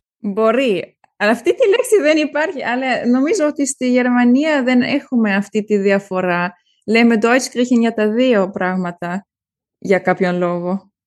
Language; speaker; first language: Greek; early bilingual, heritage; German